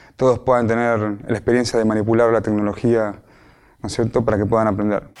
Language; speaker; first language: Spanish; native; Spanish